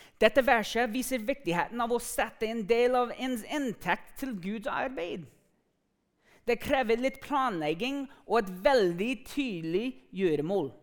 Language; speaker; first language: Norwegian; non-native, fluent; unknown